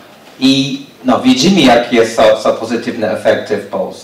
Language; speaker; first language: Polish; non-native, learner; English